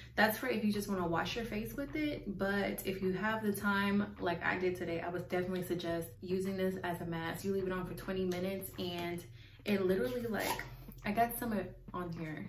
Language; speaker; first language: English; native; English